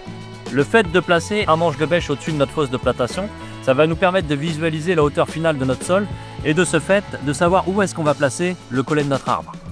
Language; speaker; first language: French; native; French